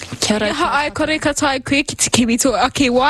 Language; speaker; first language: Māori; non-native, local second language; English